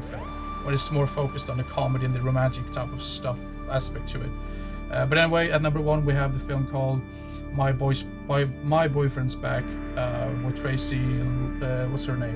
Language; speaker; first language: English; non-native, fluent; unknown